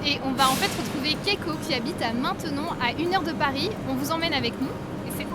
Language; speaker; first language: French; native; French